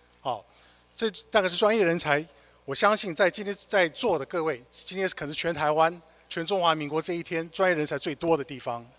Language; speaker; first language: Chinese; native; Chinese